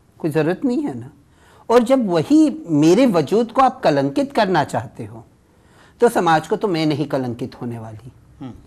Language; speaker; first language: Hindi; native; Hindi